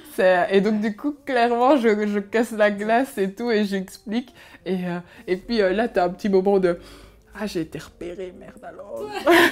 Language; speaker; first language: French; early bilingual, other home language; Kinyarwanda